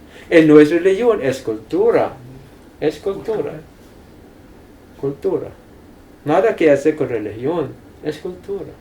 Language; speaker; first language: Spanish; non-native, fluent; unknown